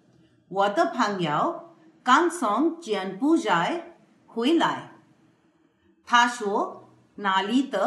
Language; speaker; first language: Chinese; non-native, learner; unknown